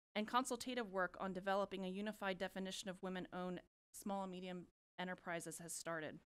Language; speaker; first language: English; native; English